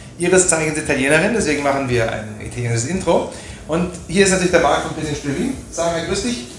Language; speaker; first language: German; native; German